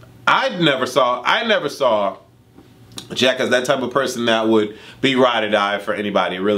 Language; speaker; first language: English; native; English